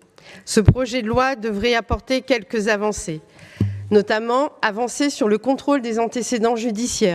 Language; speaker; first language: French; native; French